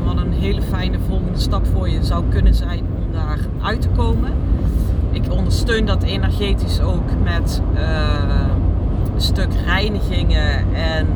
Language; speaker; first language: Dutch; native; Dutch